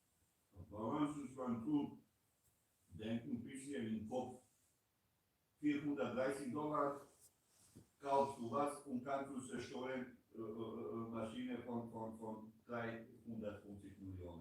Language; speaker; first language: German; non-native, learner; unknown